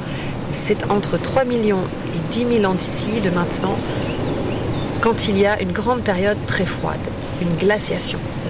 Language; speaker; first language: French; native; French